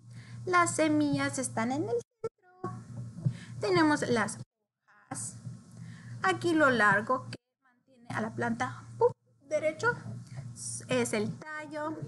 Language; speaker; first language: Spanish; early bilingual, heritage; English